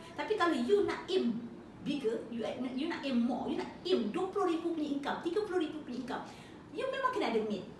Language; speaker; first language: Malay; native; Malay